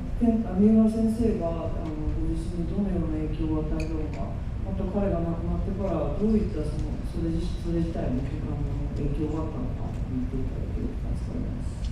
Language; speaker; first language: Japanese; native; Japanese